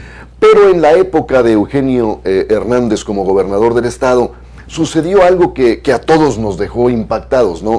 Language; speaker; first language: Spanish; native; Spanish